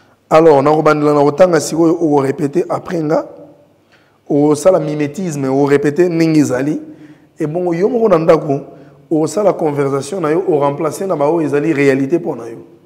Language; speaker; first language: French; non-native, local second language; Lingala